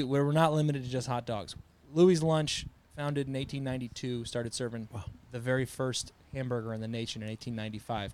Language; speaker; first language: English; native; English